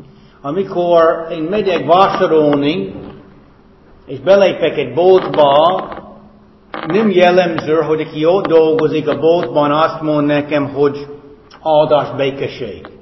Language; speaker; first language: Hungarian; non-native, fluent; English